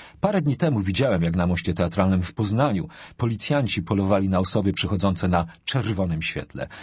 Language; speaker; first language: Polish; native; Polish